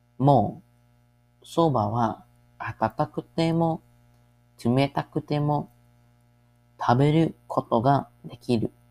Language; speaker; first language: Japanese; non-native, learner; English